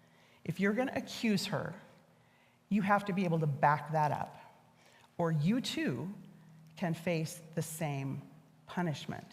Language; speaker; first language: English; native; English